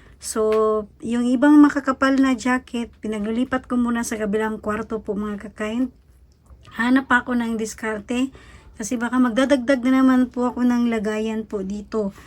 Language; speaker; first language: Filipino; native; Filipino